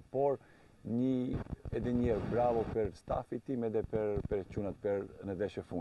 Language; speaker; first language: Albanian; non-native, learner; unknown